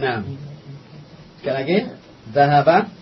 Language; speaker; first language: Arabic; non-native, fluent; Indonesian